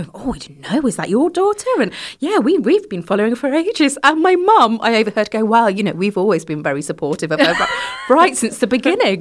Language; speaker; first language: English; native; English